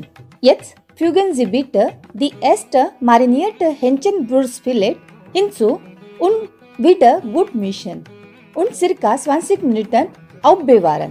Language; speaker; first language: German; non-native, learner; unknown